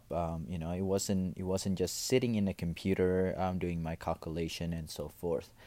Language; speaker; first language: English; non-native, fluent; Indonesian